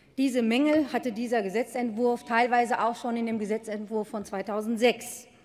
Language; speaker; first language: German; early bilingual, other home language; Turkish